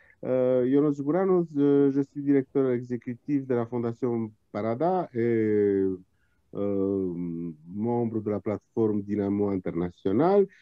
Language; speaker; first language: French; non-native, fluent; Romanian